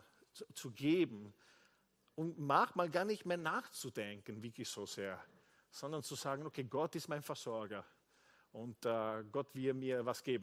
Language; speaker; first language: German; non-native, fluent; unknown